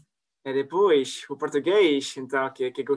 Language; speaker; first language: Portuguese; non-native, fluent; French